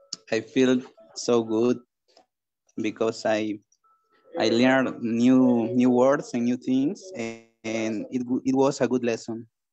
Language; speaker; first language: English; non-native, learner; Spanish